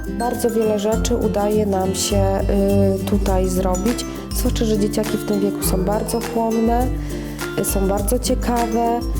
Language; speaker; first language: Polish; native; Polish